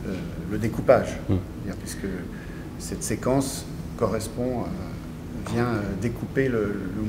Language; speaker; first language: French; native; French